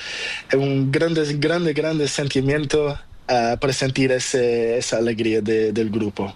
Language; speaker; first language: Spanish; non-native, learner; Portuguese